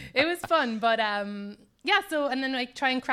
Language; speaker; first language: English; native; English